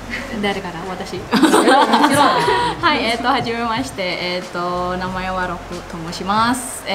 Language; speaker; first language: Japanese; non-native, fluent; Indonesian